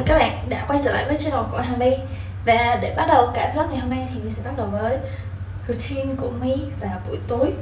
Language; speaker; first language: Vietnamese; early bilingual, heritage; Vietnamese